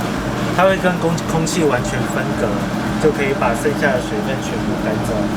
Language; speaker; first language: Chinese; native; Chinese